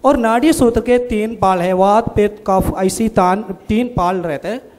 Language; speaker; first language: Hindi; non-native, local second language; Malayalam